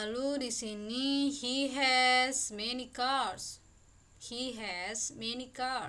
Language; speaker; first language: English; non-native, fluent; Indonesian